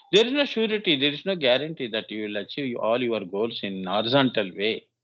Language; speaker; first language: English; non-native, local second language; Telugu